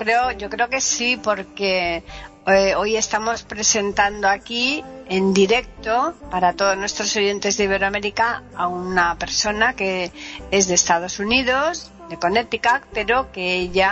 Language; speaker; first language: Spanish; native; Spanish